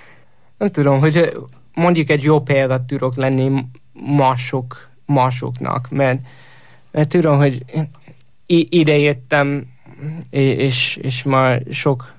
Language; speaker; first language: Hungarian; non-native, fluent; English